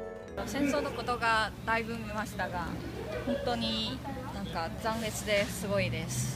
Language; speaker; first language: Japanese; non-native, fluent; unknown